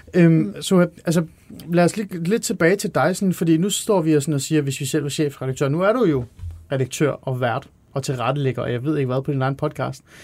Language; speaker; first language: Danish; early bilingual, other home language; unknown